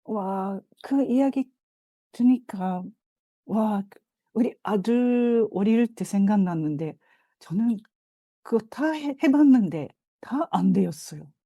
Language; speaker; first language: Korean; non-native, fluent; Japanese